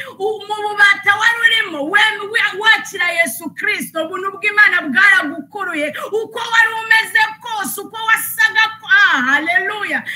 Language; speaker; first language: Kinyarwanda; early bilingual, heritage; Kinyarwanda